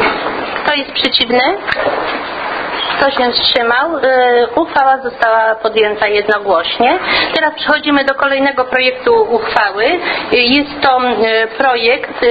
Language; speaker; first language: Polish; native; Polish